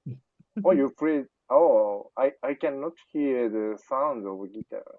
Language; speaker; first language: English; non-native, learner; Japanese